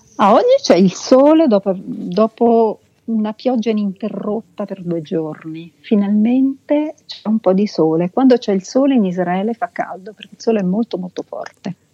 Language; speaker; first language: Italian; native; Italian